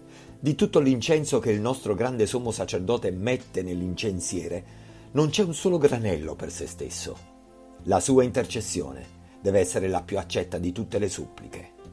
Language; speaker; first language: Italian; native; Italian